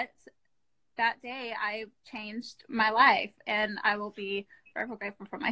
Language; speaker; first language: English; native; English